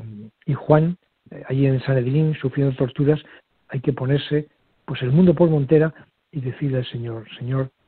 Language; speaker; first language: Spanish; native; Spanish